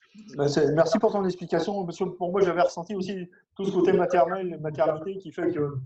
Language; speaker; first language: French; native; French